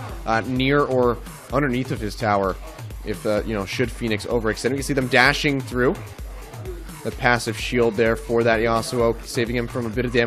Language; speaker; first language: English; native; English